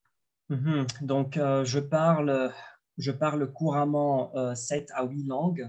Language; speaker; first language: French; non-native, local second language; Arabic